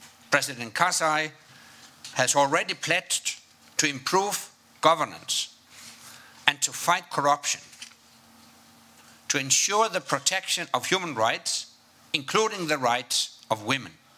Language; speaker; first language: English; non-native, fluent; Danish